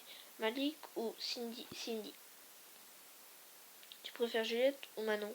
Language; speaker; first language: French; native; French